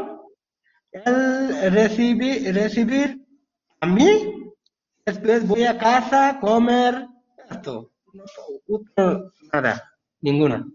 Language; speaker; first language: Spanish; non-native, learner; Bangla